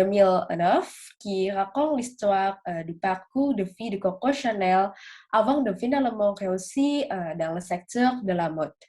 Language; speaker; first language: French; non-native, learner; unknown